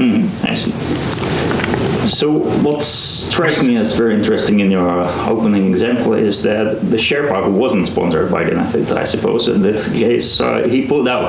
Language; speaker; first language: English; non-native, fluent; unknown